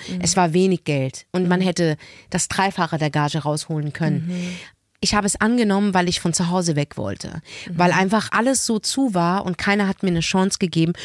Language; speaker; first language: German; early bilingual, other home language; Arabic